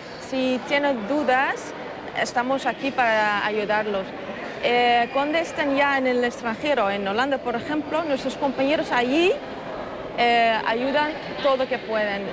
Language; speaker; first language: Spanish; non-native, fluent; Dutch